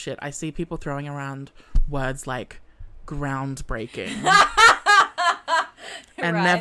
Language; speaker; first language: English; native; English